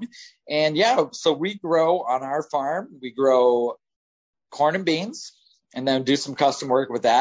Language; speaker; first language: English; native; English